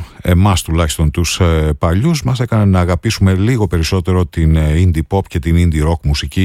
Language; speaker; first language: Greek; native; Greek